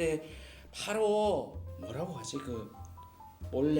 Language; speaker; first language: Korean; non-native, learner; Japanese